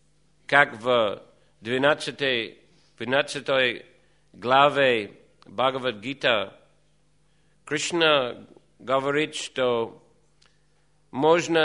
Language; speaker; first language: Russian; non-native, fluent; English